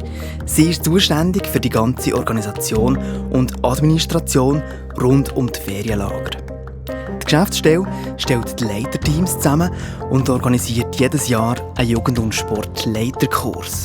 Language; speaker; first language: German; native; German